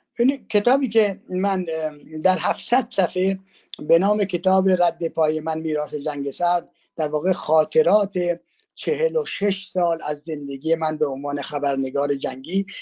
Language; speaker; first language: Persian; native; Persian